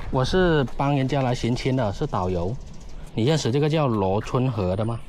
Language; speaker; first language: Chinese; native; Chinese